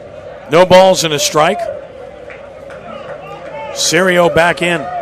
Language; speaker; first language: English; native; English